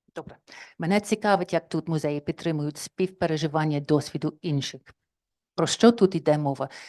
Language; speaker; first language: Ukrainian; non-native, fluent; English